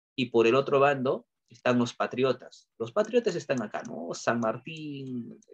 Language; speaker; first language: Spanish; native; Spanish